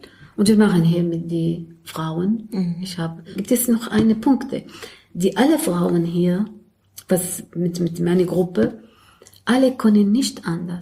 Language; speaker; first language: German; non-native, learner; Arabic